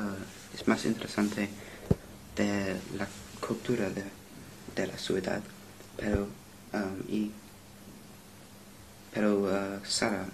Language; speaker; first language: Spanish; non-native, learner; English